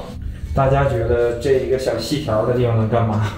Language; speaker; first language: Chinese; native; Chinese